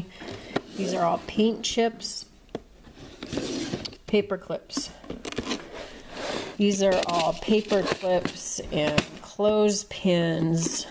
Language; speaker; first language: English; native; English